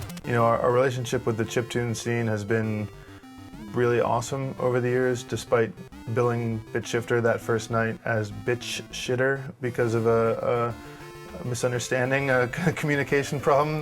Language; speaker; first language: English; native; English